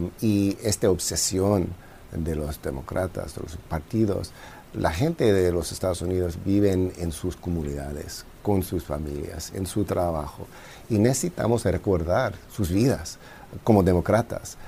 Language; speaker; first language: Spanish; non-native, fluent; English